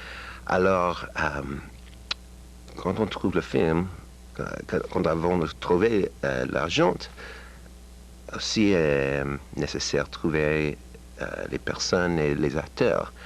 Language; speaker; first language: French; non-native, learner; English